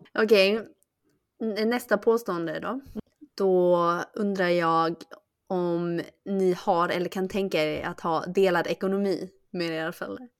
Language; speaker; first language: Swedish; early bilingual, other home language; Chinese